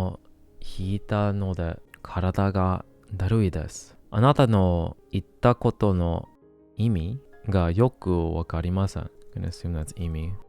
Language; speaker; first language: Japanese; non-native, learner; English